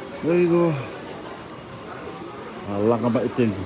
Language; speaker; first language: Korean; non-native, learner; Fijian